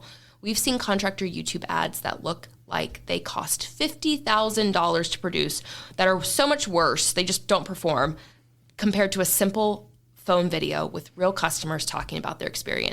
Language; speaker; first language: English; native; English